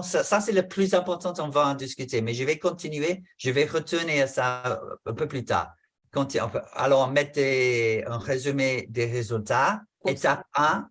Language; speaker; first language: French; non-native, fluent; English